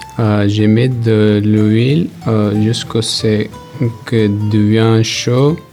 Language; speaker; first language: French; non-native, learner; Persian